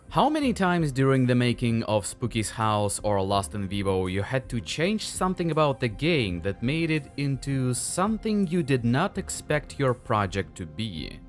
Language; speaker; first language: English; non-native, fluent; Russian